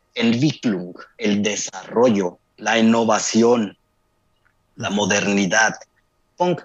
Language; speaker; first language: Spanish; native; Spanish